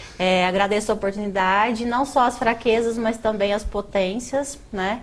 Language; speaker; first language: Portuguese; native; Portuguese